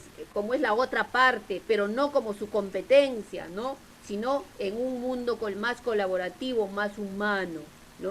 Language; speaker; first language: Spanish; native; Spanish